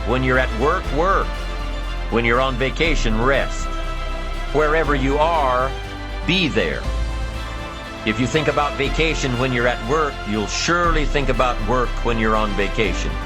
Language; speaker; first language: English; native; English